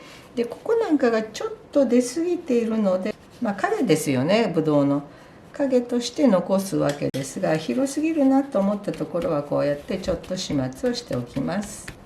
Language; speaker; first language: Japanese; native; Japanese